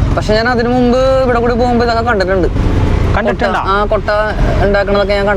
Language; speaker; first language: Malayalam; native; Malayalam